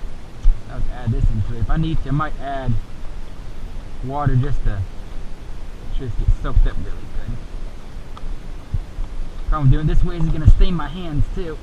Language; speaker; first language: English; native; English